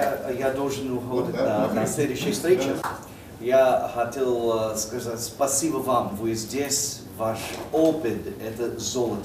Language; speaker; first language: Russian; non-native, learner; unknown